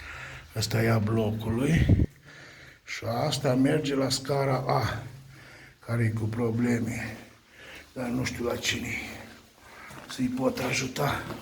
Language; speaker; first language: Romanian; native; Romanian